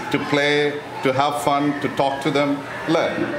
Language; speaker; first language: English; non-native, local second language; Malayalam